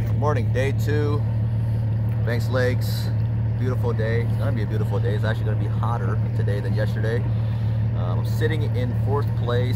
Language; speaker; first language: English; native; English